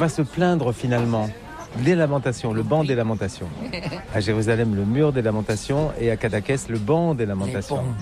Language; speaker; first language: French; native; French